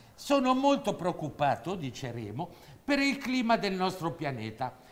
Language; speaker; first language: Italian; native; Italian